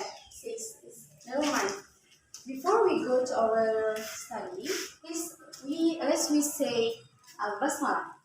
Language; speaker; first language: English; non-native, learner; Indonesian